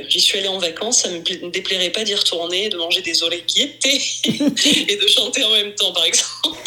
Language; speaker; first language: French; native; French